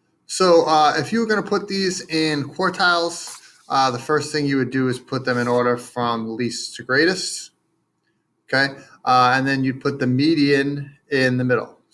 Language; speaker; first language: English; native; English